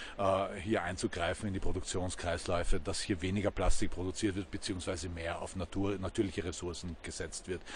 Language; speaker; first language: German; native; German